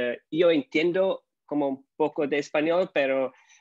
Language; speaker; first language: Spanish; non-native, learner; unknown